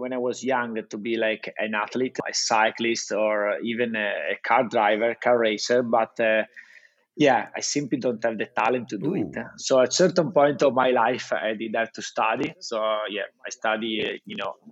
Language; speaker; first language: English; non-native, fluent; Italian